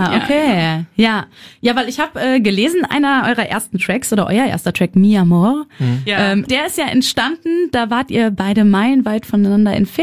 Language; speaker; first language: German; native; German